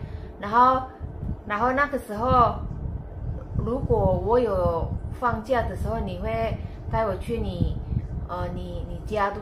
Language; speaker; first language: Chinese; non-native, fluent; Indonesian